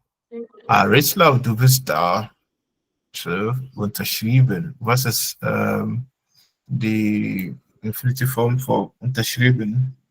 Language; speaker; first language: German; non-native, fluent; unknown